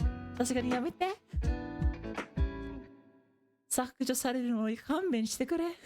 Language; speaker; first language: Japanese; non-native, fluent; English